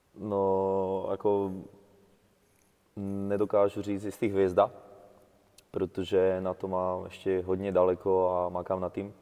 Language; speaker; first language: Czech; early bilingual, heritage; Greek